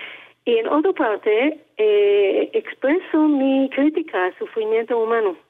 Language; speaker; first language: Spanish; non-native, learner; Hebrew